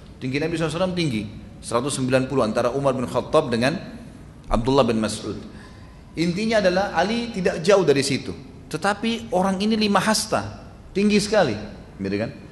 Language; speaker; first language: Indonesian; native; Indonesian